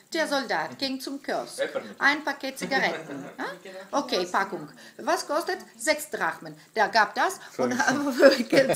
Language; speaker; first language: German; non-native, fluent; Greek